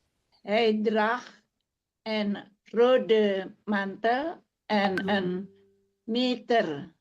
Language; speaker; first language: Dutch; non-native, learner; Indonesian